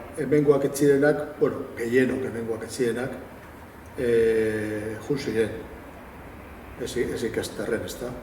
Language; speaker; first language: Basque; non-native, local second language; Spanish